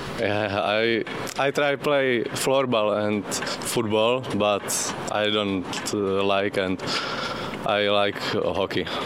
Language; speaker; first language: English; non-native, learner; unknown